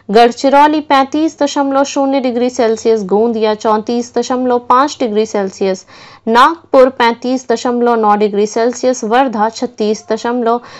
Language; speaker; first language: Hindi; non-native, local second language; Marathi